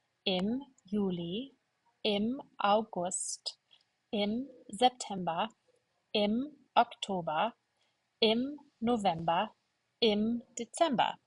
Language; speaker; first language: German; non-native, fluent; English